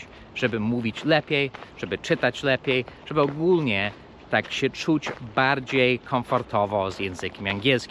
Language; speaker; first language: Polish; early bilingual, heritage; Polish